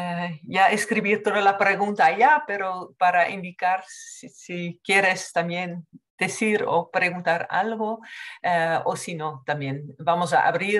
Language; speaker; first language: Spanish; non-native, fluent; Dutch